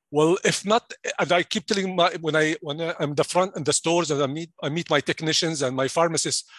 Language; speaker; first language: English; non-native, fluent; Arabic